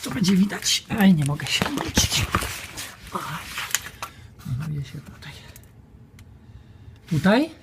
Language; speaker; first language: Polish; native; Polish